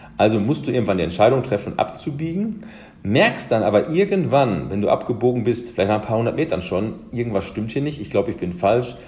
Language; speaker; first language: German; early bilingual, other home language; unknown